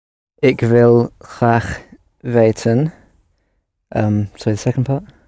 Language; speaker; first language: Dutch; non-native, learner; English